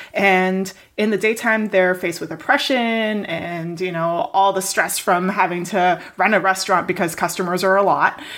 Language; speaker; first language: English; non-native, local second language; Cantonese